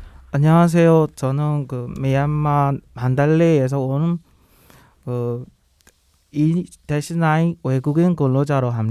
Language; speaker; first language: Korean; non-native, learner; Burmese